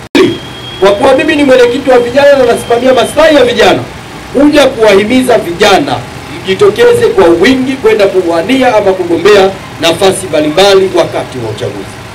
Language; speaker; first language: Swahili; native; Swahili